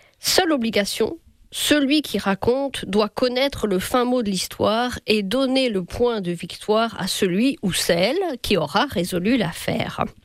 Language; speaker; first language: French; native; French